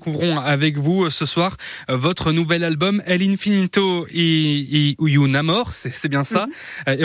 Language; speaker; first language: French; native; French